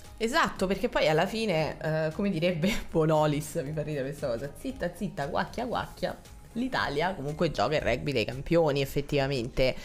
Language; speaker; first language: Italian; native; Italian